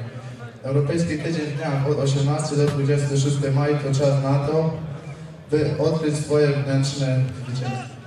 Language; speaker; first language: Polish; native; Polish